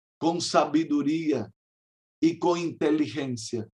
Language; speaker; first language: Spanish; non-native, fluent; Portuguese